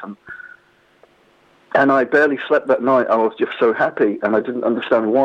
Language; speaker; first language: English; native; English